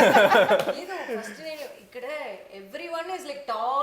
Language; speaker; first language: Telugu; non-native, learner; Tamil